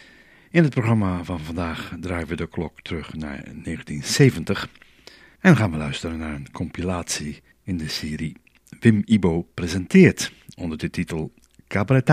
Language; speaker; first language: Dutch; native; Dutch